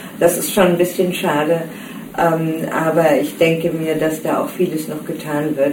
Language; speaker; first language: German; native; German